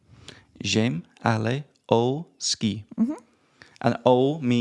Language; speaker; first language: French; non-native, learner; English